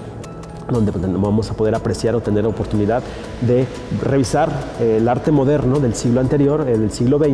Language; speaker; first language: Spanish; native; Spanish